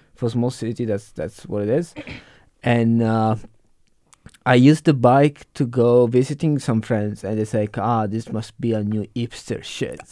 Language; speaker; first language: English; non-native, fluent; Italian